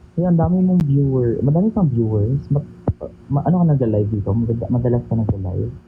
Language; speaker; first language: Filipino; non-native, local second language; Cebuano